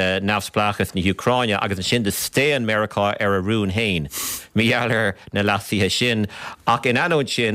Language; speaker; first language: Irish; native; Irish